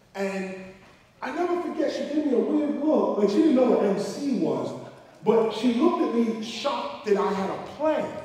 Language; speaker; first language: English; native; English